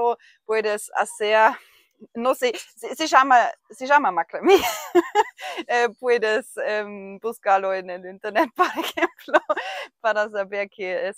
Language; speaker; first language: Spanish; non-native, fluent; German